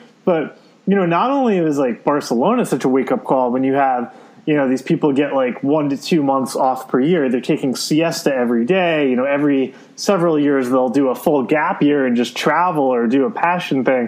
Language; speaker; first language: English; native; English